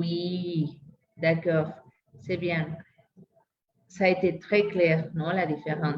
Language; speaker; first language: French; non-native, fluent; Spanish